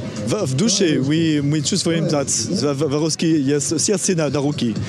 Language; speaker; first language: Russian; non-native, learner; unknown